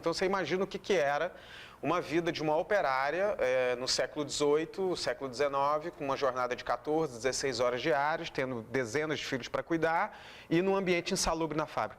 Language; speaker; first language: Portuguese; native; Portuguese